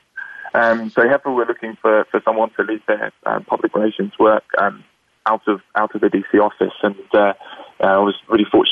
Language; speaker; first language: English; native; English